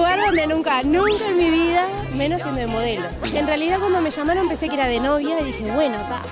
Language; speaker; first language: Spanish; native; Spanish